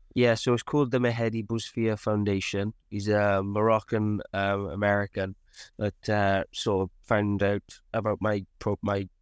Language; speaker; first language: English; native; English